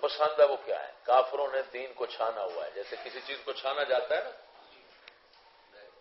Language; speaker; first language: Urdu; non-native, local second language; Punjabi